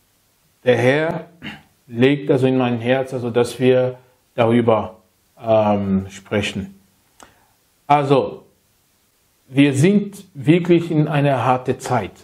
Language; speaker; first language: German; non-native, learner; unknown